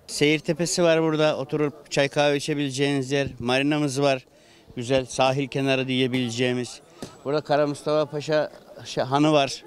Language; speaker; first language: Turkish; native; Turkish